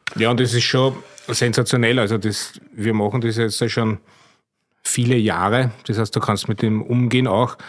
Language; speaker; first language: German; native; German